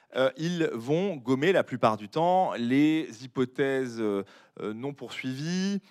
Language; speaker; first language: French; native; French